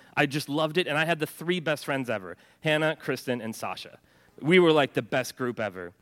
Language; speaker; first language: English; early bilingual, other home language; Norwegian